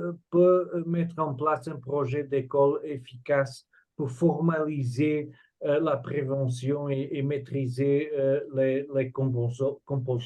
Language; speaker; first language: French; non-native, fluent; Portuguese